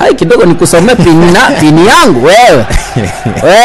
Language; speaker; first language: Swahili; non-native, local second language; Gusii